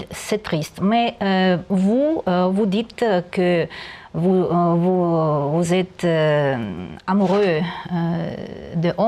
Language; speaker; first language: French; non-native, learner; Russian